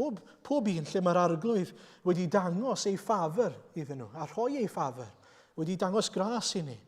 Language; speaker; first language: Welsh; native; Welsh